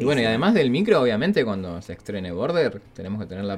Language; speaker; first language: Spanish; native; Spanish